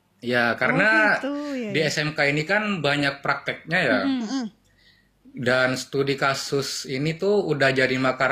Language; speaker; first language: Indonesian; native; Indonesian